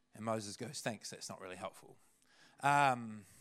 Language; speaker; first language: English; native; English